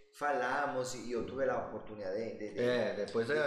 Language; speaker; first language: Portuguese; non-native, learner; Spanish